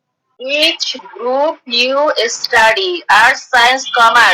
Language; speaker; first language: English; non-native, learner; Bangla